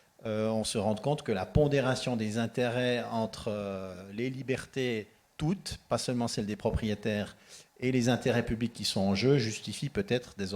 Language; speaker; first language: French; native; French